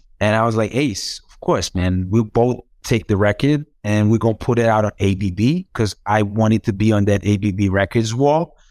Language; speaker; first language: English; non-native, fluent; Croatian